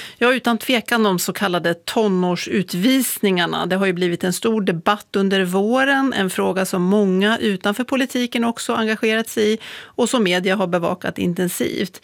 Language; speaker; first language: Swedish; native; Swedish